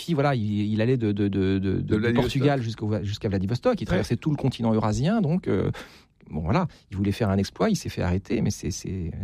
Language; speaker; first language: French; native; French